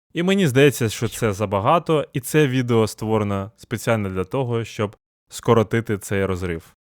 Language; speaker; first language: Ukrainian; non-native, local second language; Russian